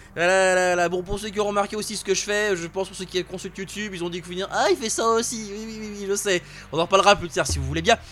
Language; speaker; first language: French; native; French